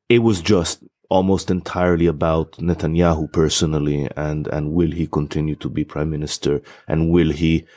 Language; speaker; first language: English; non-native, fluent; Hebrew